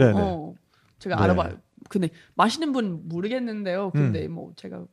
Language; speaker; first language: Korean; non-native, learner; English